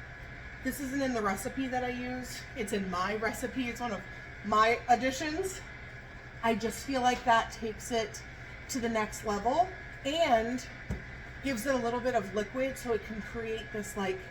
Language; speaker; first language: English; native; English